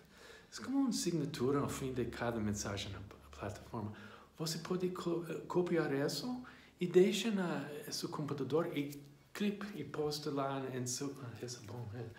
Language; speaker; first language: Portuguese; non-native, fluent; English